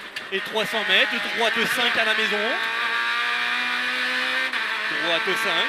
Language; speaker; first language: French; native; French